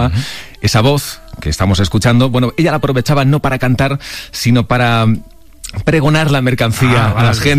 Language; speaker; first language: Spanish; native; Spanish